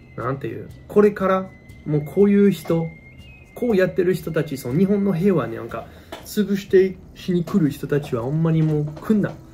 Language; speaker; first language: Japanese; non-native, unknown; French